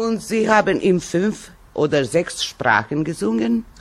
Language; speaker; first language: German; non-native, fluent; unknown